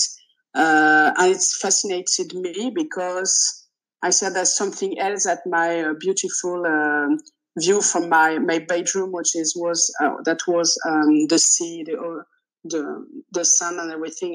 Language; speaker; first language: English; non-native, fluent; French